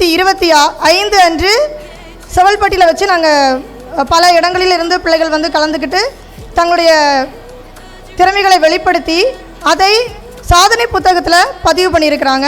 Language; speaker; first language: Tamil; native; Tamil